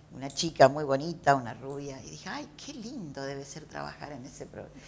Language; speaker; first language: Spanish; native; Spanish